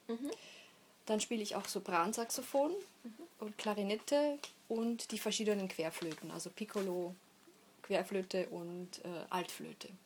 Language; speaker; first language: German; native; German